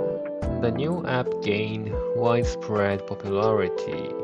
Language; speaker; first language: English; non-native, learner; Japanese